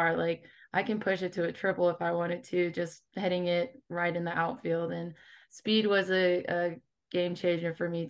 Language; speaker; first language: English; native; English